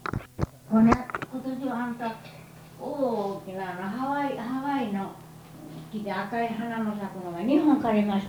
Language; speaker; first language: Japanese; native; Japanese